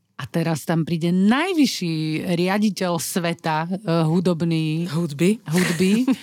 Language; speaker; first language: Slovak; native; Slovak